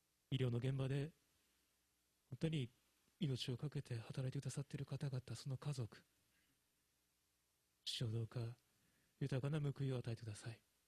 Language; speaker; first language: Japanese; native; Japanese